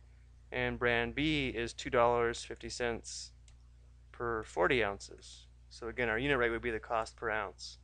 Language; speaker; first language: English; native; English